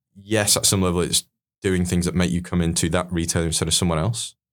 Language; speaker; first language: English; native; English